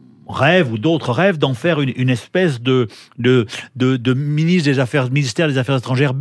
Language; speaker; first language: French; native; French